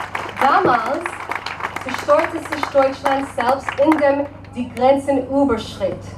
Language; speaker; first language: German; non-native, learner; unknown